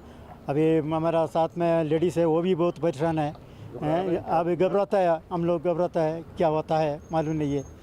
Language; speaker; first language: Hindi; non-native, local second language; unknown